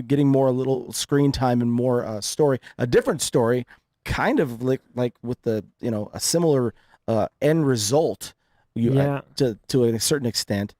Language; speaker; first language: English; native; English